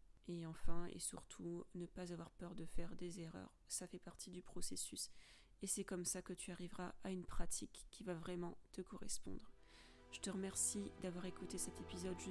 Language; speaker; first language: French; native; French